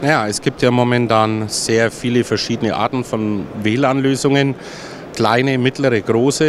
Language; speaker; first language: German; native; German